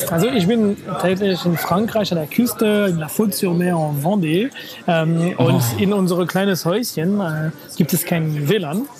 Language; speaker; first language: German; non-native, fluent; French